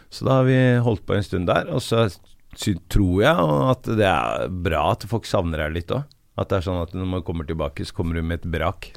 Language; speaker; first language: Norwegian; early bilingual, other home language; Arabic